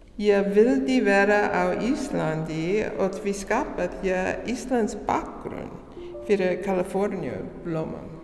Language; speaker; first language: Icelandic; non-native, learner; English